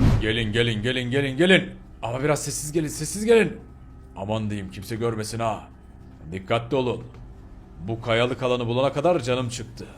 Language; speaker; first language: Turkish; native; Turkish